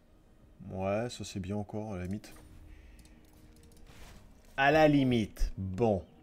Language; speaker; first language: French; native; French